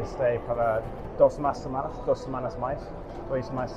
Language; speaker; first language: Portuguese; non-native, learner; English